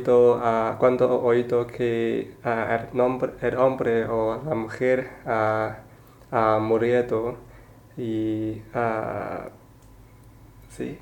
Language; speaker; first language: Spanish; non-native, learner; Chinese